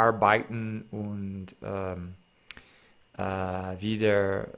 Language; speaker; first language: German; non-native, learner; English